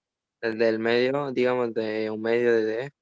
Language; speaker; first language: Spanish; native; Spanish